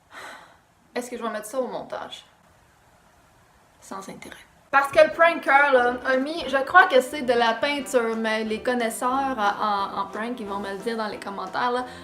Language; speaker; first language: French; native; French